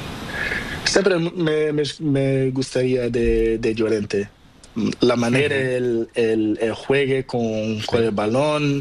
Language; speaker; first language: Spanish; non-native, learner; Portuguese